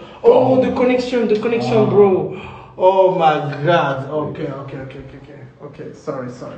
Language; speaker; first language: English; non-native, learner; French